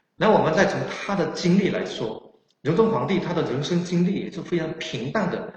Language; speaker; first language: Chinese; non-native, local second language; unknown